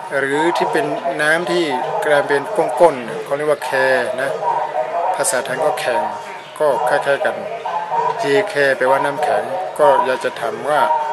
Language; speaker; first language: Thai; non-native, fluent; Burmese